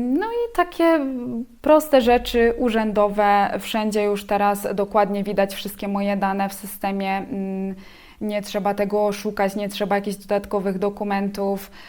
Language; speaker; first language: Polish; native; Polish